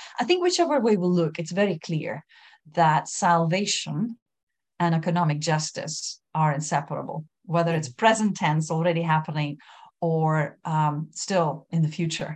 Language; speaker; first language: English; non-native, fluent; Lithuanian